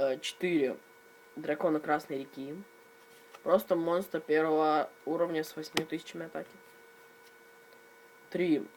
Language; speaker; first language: Russian; native; Russian